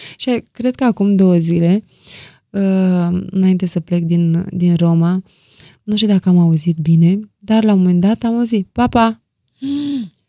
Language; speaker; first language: Romanian; native; Romanian